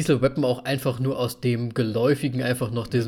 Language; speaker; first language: German; native; German